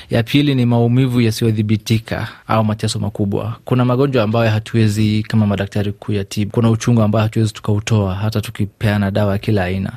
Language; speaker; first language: Swahili; non-native, local second language; Somali